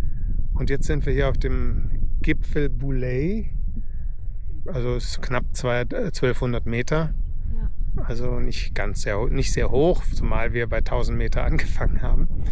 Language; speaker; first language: German; native; German